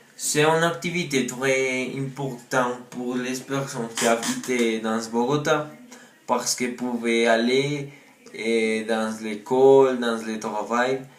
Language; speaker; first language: French; non-native, learner; Spanish